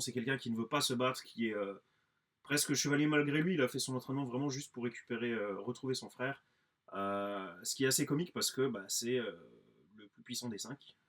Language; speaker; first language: French; native; French